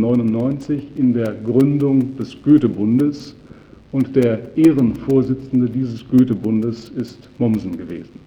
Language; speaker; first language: German; native; German